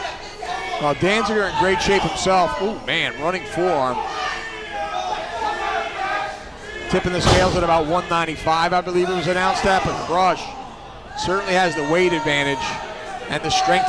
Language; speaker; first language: English; native; English